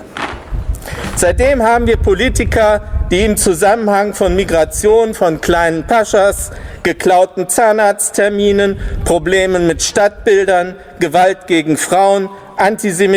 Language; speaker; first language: German; native; German